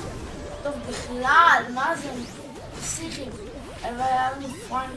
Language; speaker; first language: Hebrew; native; Hebrew